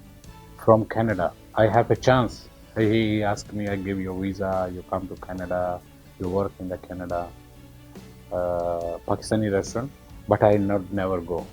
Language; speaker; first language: English; non-native, learner; Urdu